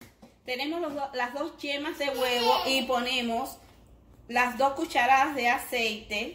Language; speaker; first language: Spanish; native; Spanish